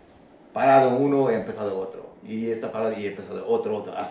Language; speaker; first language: Spanish; non-native, learner; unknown